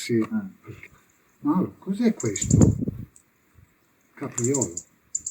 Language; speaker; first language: Italian; early bilingual, heritage; English